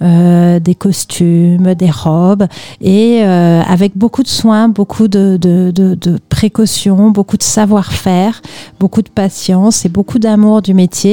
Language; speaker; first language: French; native; French